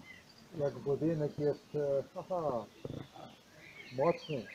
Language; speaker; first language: Polish; non-native, learner; Croatian